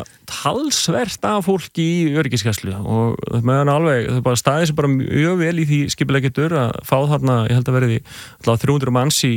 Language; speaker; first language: Icelandic; native; Icelandic